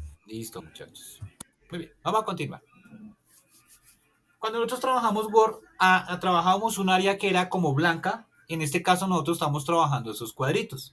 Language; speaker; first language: Spanish; native; Spanish